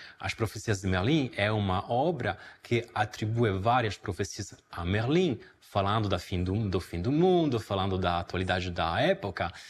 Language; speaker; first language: Portuguese; non-native, fluent; Italian